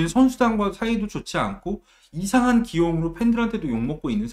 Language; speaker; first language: Korean; native; Korean